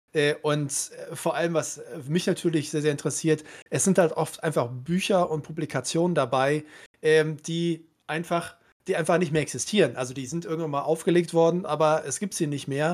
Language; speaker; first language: German; native; German